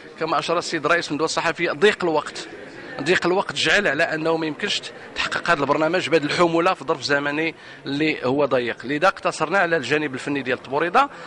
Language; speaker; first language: Arabic; native; Arabic